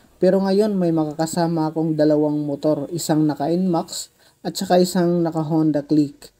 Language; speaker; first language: Filipino; non-native, local second language; Waray